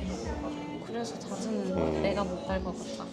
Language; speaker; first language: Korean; non-native, learner; Japanese